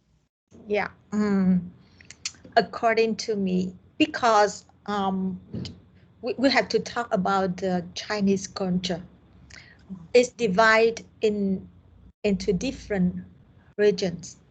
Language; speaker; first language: English; non-native, learner; Vietnamese